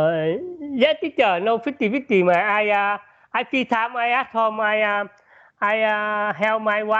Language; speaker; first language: English; non-native, learner; Vietnamese